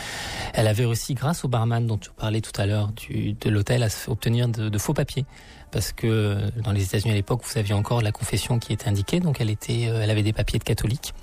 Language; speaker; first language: French; native; French